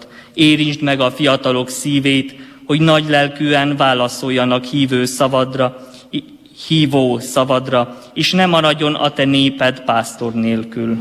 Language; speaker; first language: Hungarian; native; Hungarian